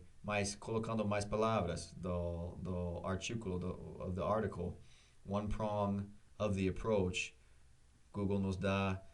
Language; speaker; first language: Portuguese; non-native, learner; English